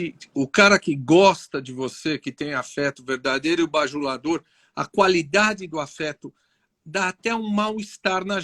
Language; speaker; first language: Portuguese; native; Portuguese